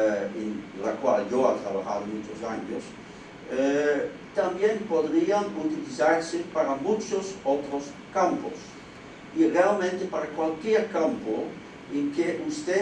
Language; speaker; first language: Spanish; non-native, fluent; Dutch